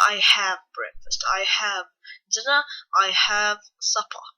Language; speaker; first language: English; non-native, fluent; Lithuanian